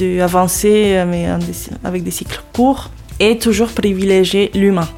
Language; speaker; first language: French; non-native, fluent; Spanish